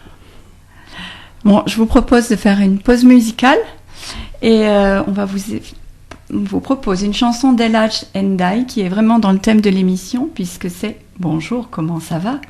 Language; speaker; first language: French; native; French